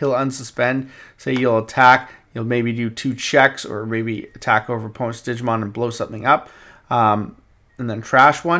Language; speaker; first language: English; native; English